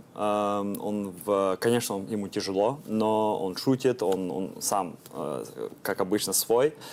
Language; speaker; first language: Russian; early bilingual, heritage; Russian